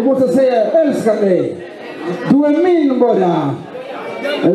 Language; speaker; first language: Swedish; non-native, fluent; Swahili